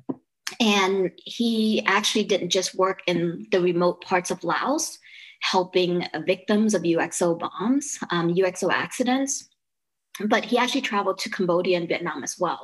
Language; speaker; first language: English; early bilingual, other home language; Lao